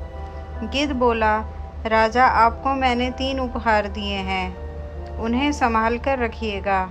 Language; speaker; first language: Hindi; native; Hindi